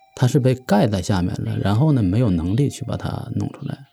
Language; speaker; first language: Chinese; native; Chinese